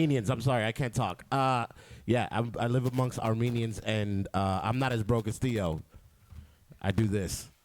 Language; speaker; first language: English; native; English